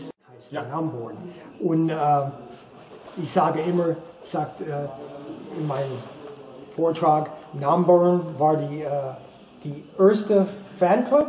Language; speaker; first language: German; non-native, fluent; English